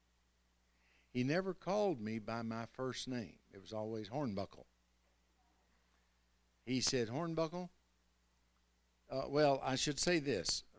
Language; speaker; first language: English; native; English